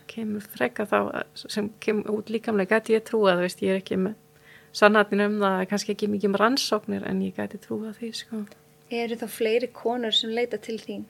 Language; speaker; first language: Icelandic; non-native, fluent; German